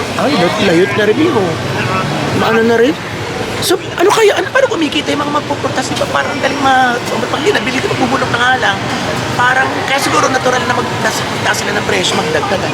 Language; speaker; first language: Filipino; native; Filipino